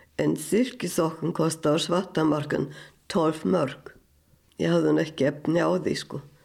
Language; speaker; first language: Icelandic; non-native, fluent; German